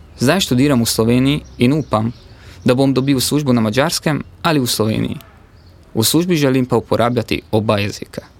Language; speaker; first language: Slovenian; non-native, fluent; Hungarian